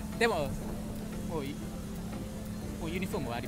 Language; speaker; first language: Japanese; non-native, fluent; English